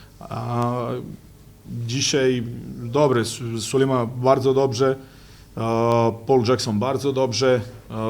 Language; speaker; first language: Polish; non-native, fluent; Serbian